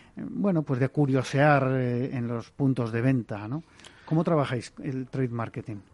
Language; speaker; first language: Spanish; native; Spanish